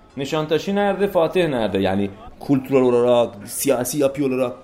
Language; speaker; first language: Turkish; non-native, fluent; Persian